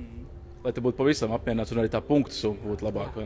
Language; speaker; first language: Latvian; native; Latvian